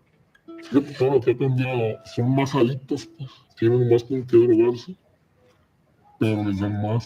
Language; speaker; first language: Spanish; native; Spanish